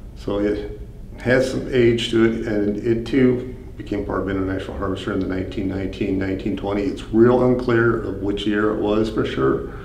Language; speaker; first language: English; native; English